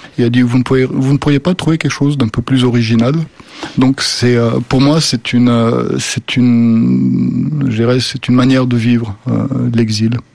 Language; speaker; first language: French; early bilingual, other home language; Slovenian